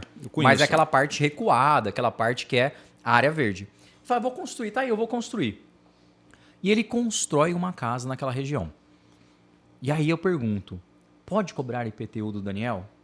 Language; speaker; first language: Portuguese; native; Portuguese